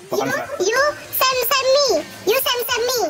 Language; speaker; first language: English; non-native, learner; Indonesian